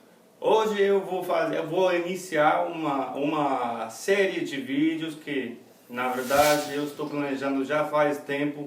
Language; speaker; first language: Portuguese; non-native, fluent; English